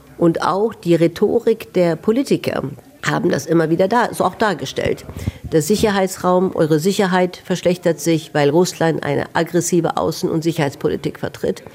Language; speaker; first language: German; native; German